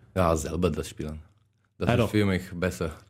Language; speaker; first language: German; non-native, learner; Czech